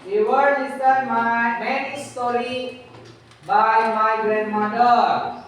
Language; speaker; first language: English; non-native, learner; Indonesian